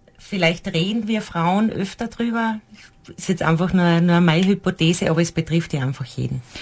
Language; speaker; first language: German; native; German